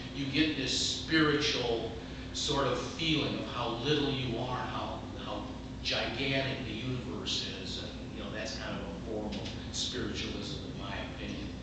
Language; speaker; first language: English; native; English